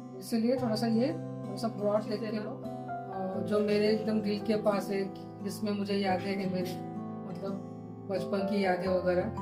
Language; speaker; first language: Hindi; non-native, local second language; Marathi